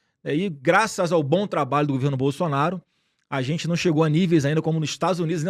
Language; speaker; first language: Portuguese; native; Portuguese